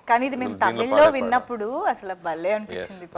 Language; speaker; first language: Telugu; native; Telugu